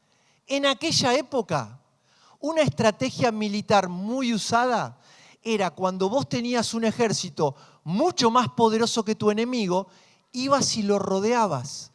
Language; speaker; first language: Spanish; native; Spanish